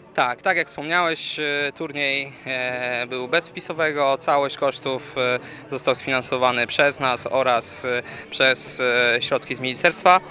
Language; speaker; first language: Polish; native; Polish